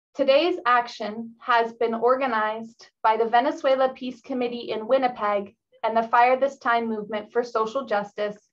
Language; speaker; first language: English; native; English